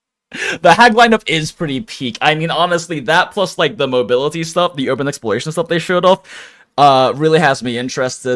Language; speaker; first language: English; native; English